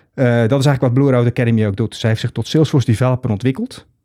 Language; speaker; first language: Dutch; native; Dutch